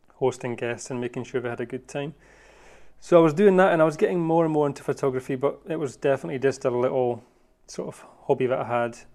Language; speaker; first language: English; native; English